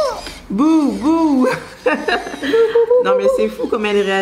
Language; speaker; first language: French; native; French